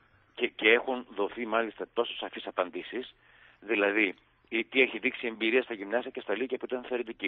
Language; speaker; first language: Greek; native; Greek